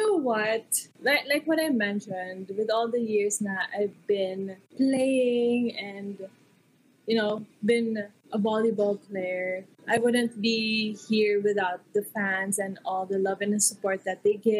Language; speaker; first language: English; non-native, local second language; Hiligaynon